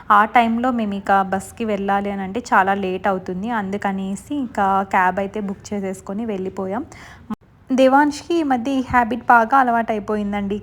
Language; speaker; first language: Telugu; non-native, local second language; Lambadi